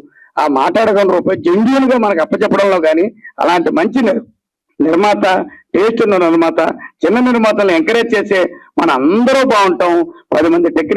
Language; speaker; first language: Telugu; native; Telugu